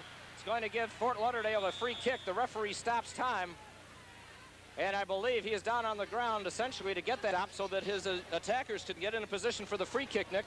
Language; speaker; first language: English; native; English